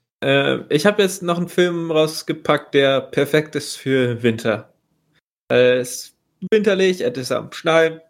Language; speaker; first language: German; native; German